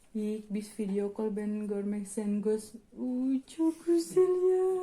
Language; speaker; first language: Turkish; non-native, learner; Indonesian